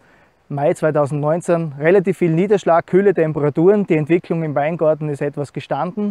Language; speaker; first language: German; native; German